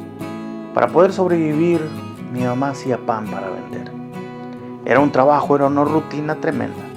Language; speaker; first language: Spanish; native; Spanish